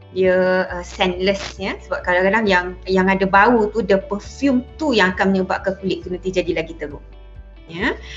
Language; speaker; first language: Malay; native; Malay